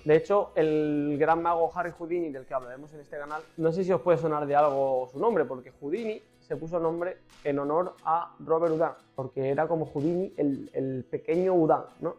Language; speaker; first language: Spanish; native; Spanish